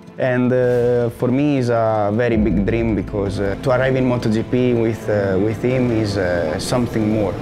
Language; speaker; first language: English; non-native, fluent; Italian